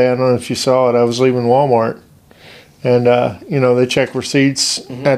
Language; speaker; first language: English; native; English